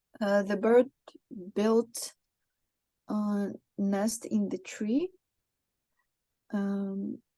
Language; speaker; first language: English; non-native, learner; Ukrainian